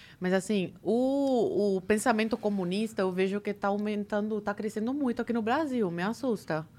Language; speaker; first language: Portuguese; early bilingual, other home language; Spanish